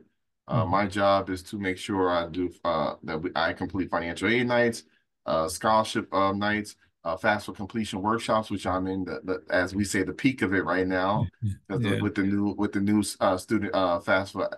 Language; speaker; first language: English; native; English